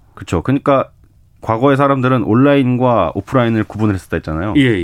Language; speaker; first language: Korean; native; Korean